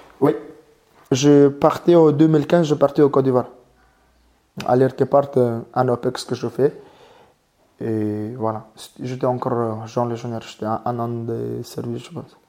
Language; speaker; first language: French; non-native, learner; Mongolian